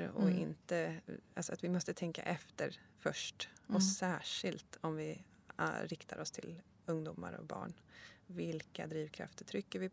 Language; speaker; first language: Swedish; native; Swedish